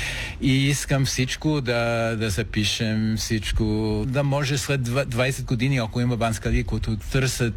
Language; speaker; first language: Bulgarian; non-native, fluent; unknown